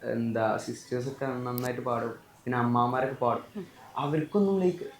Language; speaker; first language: Malayalam; native; Malayalam